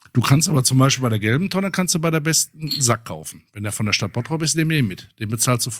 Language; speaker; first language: German; native; German